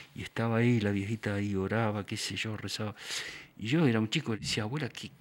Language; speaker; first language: Spanish; native; Spanish